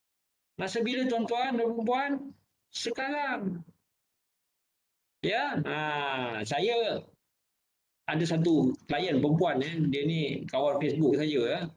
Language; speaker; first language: Malay; native; Malay